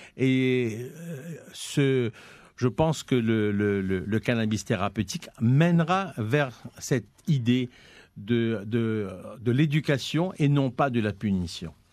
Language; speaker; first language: French; non-native, local second language; Morisyen